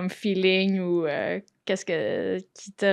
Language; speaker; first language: French; native; French